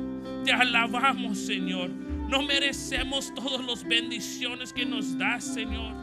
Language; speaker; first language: Spanish; early bilingual, heritage; Spanish